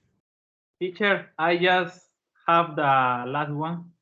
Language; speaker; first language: English; non-native, learner; Spanish